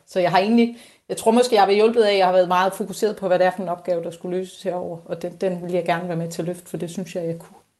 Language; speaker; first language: Danish; native; Danish